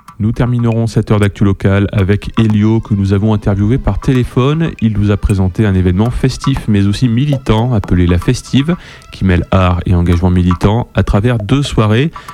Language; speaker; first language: French; native; French